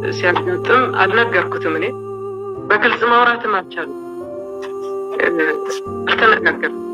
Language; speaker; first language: Amharic; non-native, local second language; Tigrinya